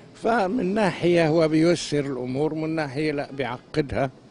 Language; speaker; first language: Arabic; native; Arabic